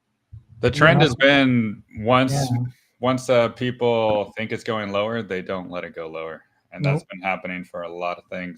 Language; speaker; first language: English; native; English